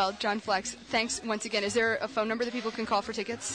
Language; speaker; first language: English; native; English